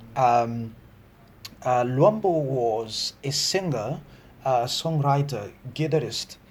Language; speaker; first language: English; non-native, fluent; Lingala